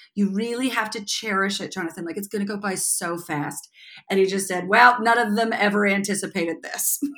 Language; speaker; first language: English; native; English